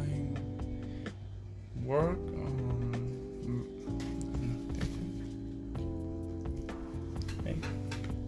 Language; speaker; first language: English; non-native, learner; Spanish